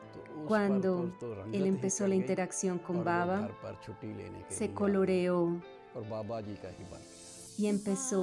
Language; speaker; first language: Spanish; native; Spanish